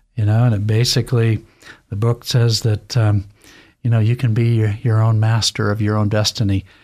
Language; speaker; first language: English; native; English